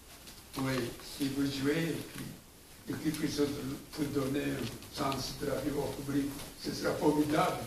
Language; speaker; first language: French; non-native, learner; Japanese